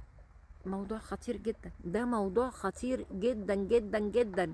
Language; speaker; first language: Arabic; native; Arabic